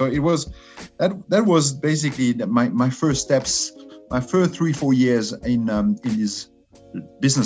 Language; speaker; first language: English; non-native, fluent; French